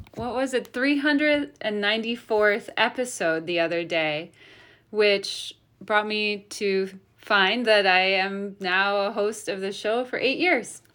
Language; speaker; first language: English; native; English